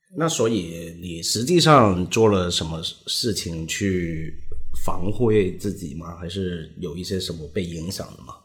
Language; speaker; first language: Chinese; non-native, local second language; Cantonese